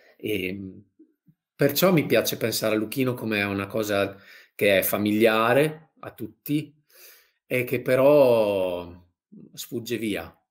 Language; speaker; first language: Italian; native; Italian